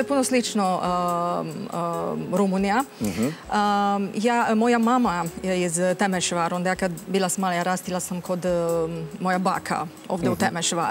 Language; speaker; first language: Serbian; non-native, learner; Romanian